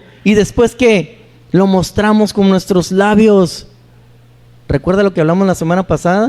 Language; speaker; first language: Spanish; native; Spanish